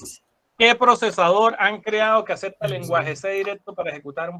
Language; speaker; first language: Spanish; native; Spanish